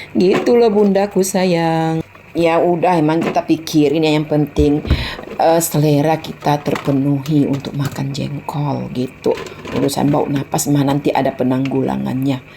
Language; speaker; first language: Indonesian; non-native, local second language; Minangkabau